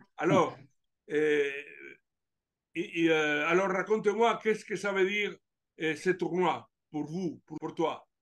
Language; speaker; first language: French; non-native, learner; Italian